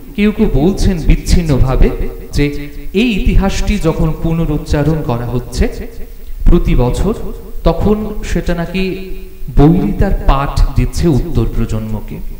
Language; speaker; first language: Bangla; native; Bangla